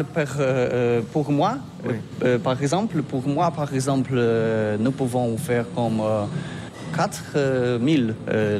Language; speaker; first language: French; non-native, learner; Polish